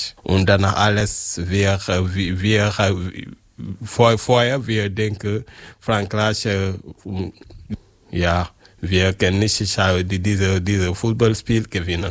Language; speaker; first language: German; non-native, learner; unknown